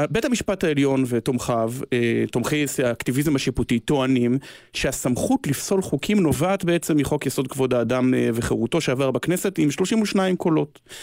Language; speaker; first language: Hebrew; native; Hebrew